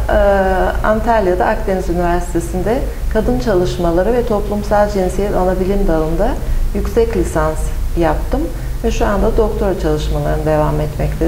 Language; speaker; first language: Turkish; native; Turkish